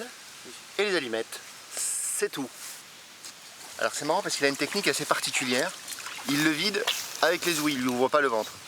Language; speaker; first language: French; native; French